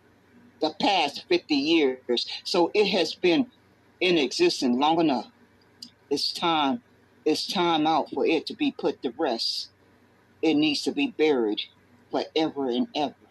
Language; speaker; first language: English; native; English